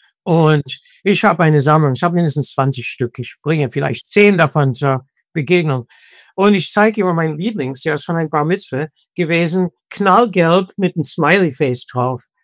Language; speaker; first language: German; non-native, fluent; English